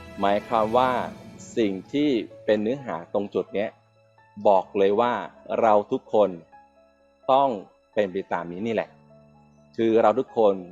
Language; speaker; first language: Thai; native; Thai